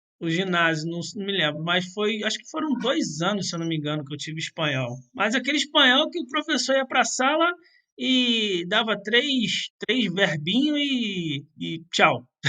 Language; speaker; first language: Portuguese; native; Portuguese